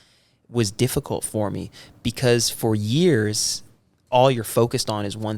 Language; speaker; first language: English; native; English